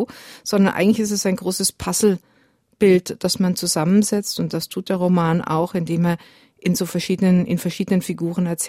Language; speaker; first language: German; native; German